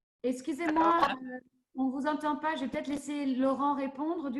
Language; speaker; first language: French; native; French